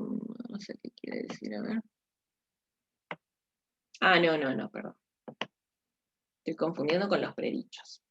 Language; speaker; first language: Spanish; native; Spanish